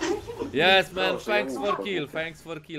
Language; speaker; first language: English; non-native, learner; Polish